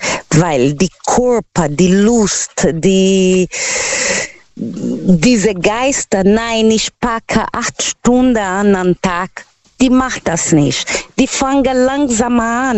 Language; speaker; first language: German; non-native, fluent; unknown